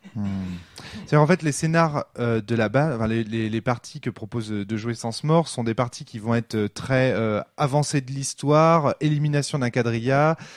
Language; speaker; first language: French; native; French